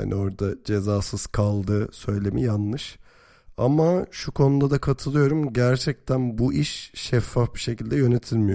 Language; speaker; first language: Turkish; native; Turkish